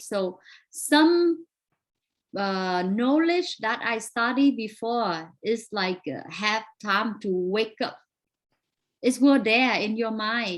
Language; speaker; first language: English; non-native, fluent; Vietnamese